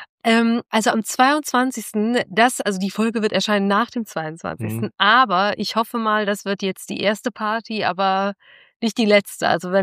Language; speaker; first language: German; native; German